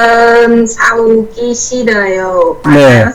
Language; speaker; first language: Korean; non-native, learner; Vietnamese